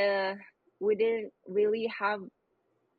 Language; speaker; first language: English; non-native, local second language; Filipino